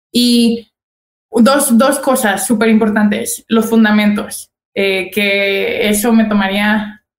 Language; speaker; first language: Spanish; native; Spanish